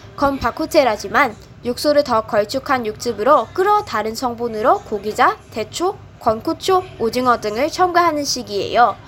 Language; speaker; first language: Korean; non-native, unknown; Chinese